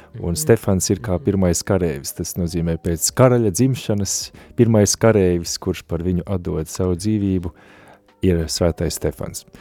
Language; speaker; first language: Latvian; native; Latvian